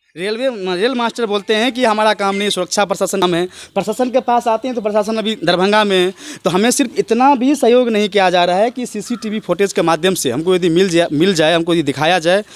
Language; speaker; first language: Hindi; native; Hindi